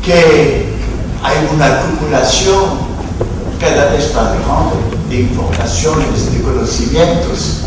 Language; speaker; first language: Spanish; non-native, fluent; French